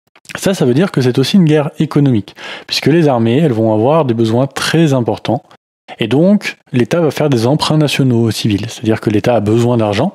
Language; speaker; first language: French; native; French